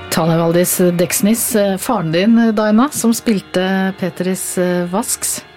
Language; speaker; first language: Norwegian; native; Norwegian